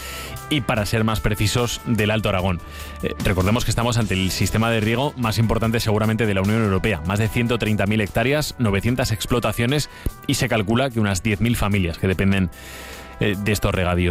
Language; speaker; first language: Spanish; native; Spanish